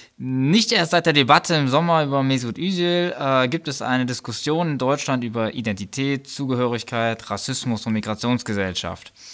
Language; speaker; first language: German; native; German